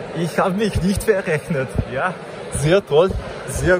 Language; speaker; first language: German; non-native, learner; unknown